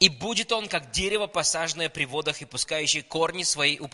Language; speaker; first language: Russian; native; Russian